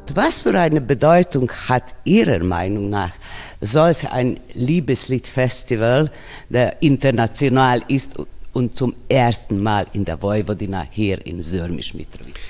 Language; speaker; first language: German; non-native, fluent; Serbian